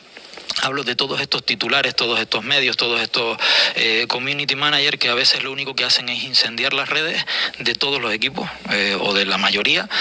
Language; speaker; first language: Spanish; native; Spanish